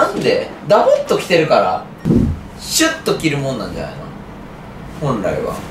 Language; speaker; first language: Japanese; native; Japanese